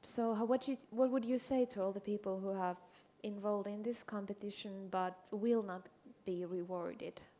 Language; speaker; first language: English; non-native, fluent; Finnish